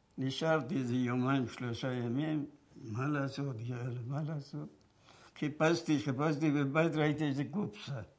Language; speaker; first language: Hebrew; non-native, fluent; Persian